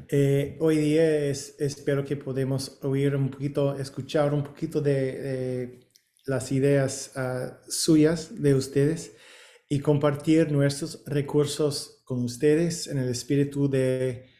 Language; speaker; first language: Spanish; non-native, learner; English